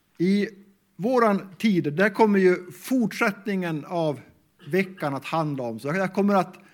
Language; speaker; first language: Swedish; native; Swedish